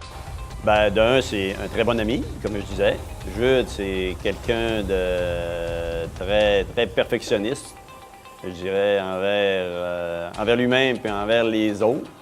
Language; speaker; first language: French; native; French